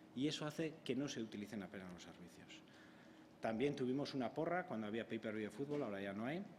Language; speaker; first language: Spanish; native; Spanish